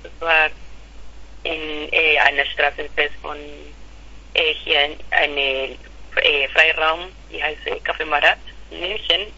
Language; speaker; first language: German; non-native, learner; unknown